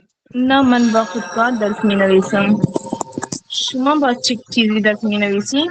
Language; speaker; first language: Persian; non-native, learner; Urdu